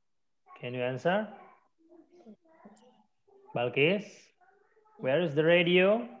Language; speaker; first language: English; non-native, learner; Indonesian